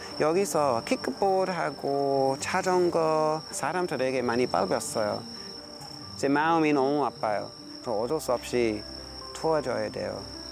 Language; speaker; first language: Korean; non-native, fluent; English